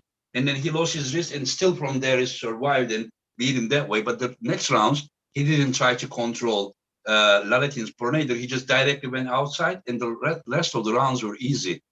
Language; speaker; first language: English; non-native, fluent; Turkish